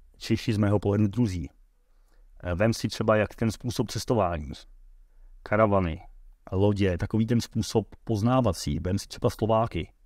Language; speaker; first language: Czech; early bilingual, heritage; Dutch